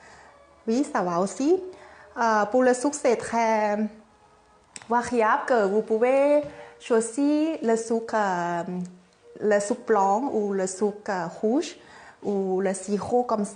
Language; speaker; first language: French; non-native, fluent; Thai